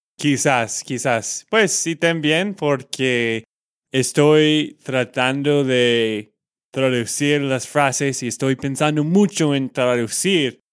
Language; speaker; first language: Spanish; non-native, fluent; English